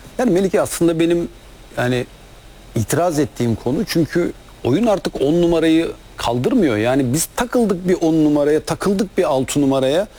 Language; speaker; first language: Turkish; native; Turkish